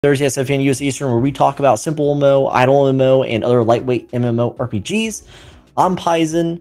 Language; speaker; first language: English; native; English